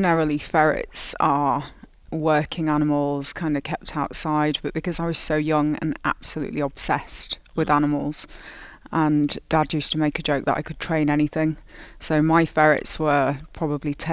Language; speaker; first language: English; native; English